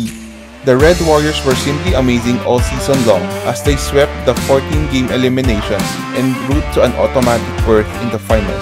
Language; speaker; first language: English; non-native, local second language; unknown